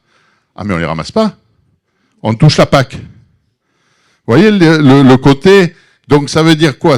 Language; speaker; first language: French; native; French